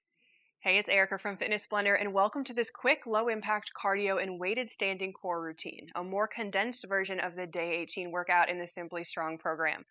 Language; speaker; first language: English; native; English